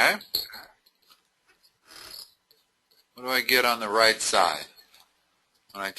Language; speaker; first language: English; native; English